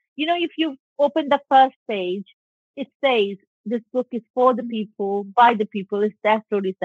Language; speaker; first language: English; non-native, local second language; Punjabi